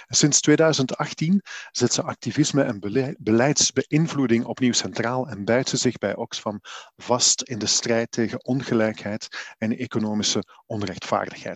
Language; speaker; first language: Dutch; native; Dutch